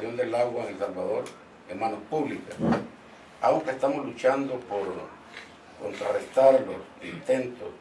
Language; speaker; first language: Spanish; native; Spanish